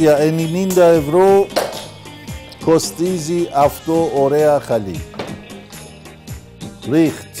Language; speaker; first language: Greek; non-native, learner; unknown